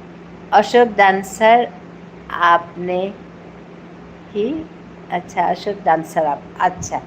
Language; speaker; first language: Hindi; non-native, local second language; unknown